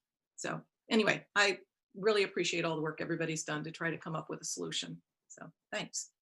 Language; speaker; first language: English; native; English